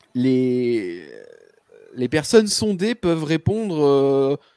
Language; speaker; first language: French; native; French